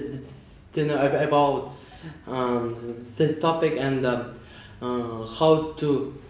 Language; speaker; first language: English; non-native, learner; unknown